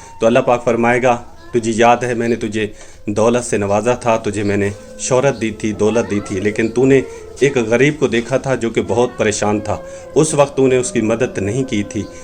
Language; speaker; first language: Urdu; non-native, local second language; Punjabi